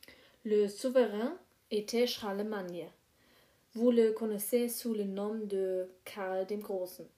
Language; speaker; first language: French; non-native, learner; German